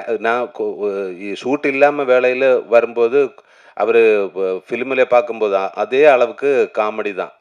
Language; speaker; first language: Tamil; non-native, learner; Malayalam